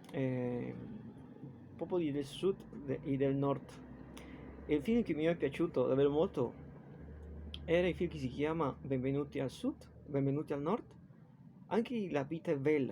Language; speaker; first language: Italian; non-native, learner; Spanish